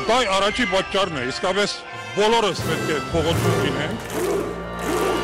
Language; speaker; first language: Armenian; early bilingual, heritage; Armenian